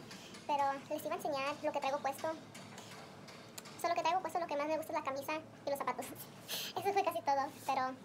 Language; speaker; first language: Spanish; early bilingual, heritage; Spanish